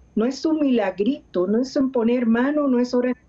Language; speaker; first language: Spanish; early bilingual, heritage; Spanish